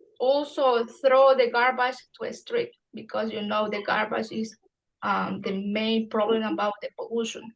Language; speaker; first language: English; non-native, fluent; Spanish